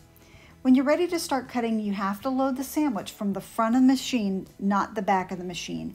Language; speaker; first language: English; native; English